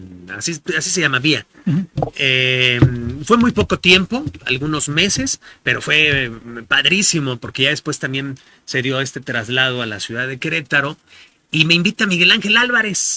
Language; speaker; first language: Spanish; native; Spanish